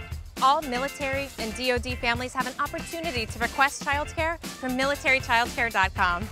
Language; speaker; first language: English; native; English